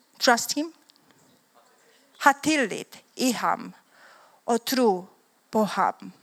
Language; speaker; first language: Swedish; non-native, learner; Polish